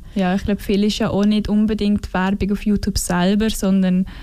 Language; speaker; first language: German; native; German